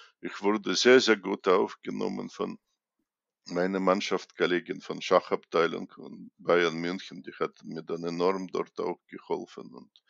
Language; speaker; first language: German; non-native, fluent; Russian